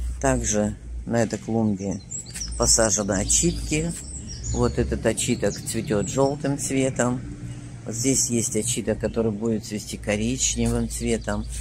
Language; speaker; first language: Russian; native; Russian